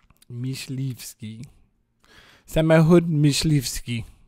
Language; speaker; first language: Polish; non-native, learner; English